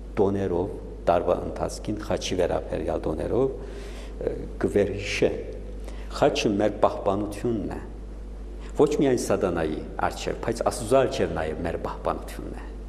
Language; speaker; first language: Armenian; early bilingual, heritage; Armenian